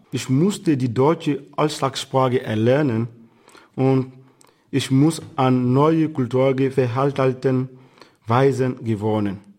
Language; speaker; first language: German; non-native, fluent; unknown